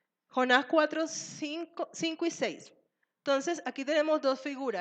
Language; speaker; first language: Spanish; native; Spanish